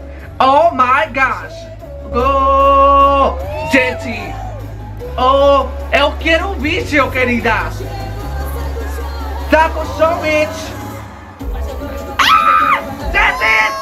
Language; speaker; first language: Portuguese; non-native, learner; Spanish